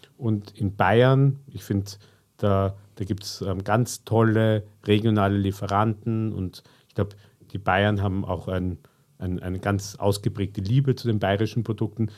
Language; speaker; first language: German; native; German